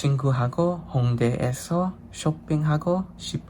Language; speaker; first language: Korean; non-native, learner; English